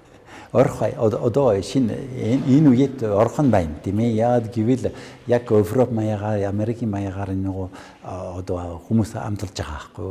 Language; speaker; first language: Mongolian; non-native, fluent; French